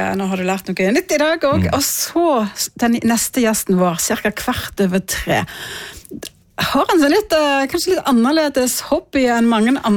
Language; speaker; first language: Norwegian; native; Norwegian